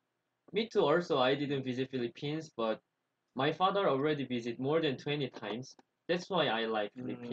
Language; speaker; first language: English; non-native, learner; Korean